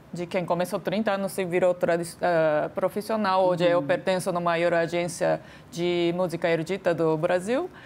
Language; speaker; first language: Portuguese; non-native, fluent; Japanese